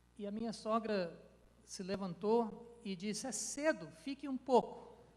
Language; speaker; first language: Portuguese; non-native, fluent; English